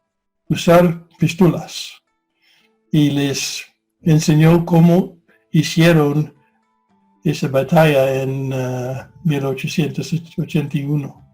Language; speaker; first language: Spanish; non-native, fluent; English